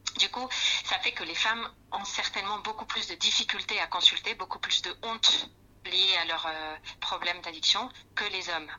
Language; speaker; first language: French; non-native, fluent; Spanish